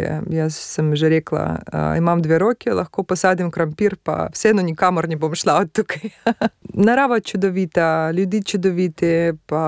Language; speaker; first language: Slovenian; early bilingual, other home language; Spanish